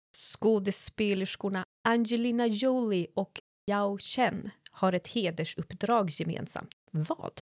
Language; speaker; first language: Swedish; native; Swedish